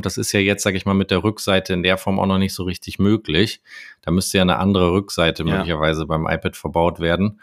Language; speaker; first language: German; native; German